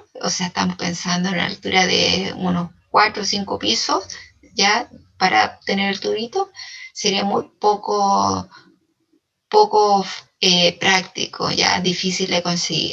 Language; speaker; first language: Spanish; native; Spanish